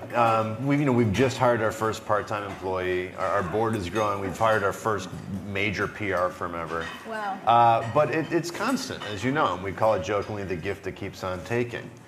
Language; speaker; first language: English; native; English